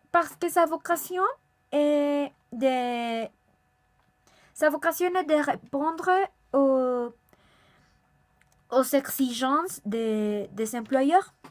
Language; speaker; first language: French; non-native, learner; Spanish